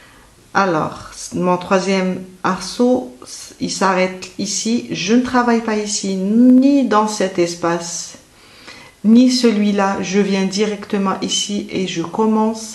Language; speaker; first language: French; native; French